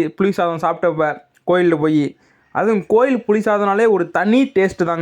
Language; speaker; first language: Tamil; native; Tamil